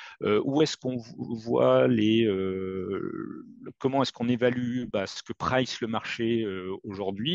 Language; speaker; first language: French; native; French